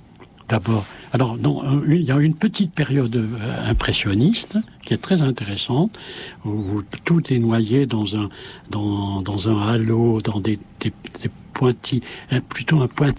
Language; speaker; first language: French; native; French